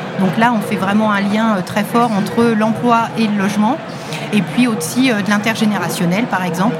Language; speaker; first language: French; native; French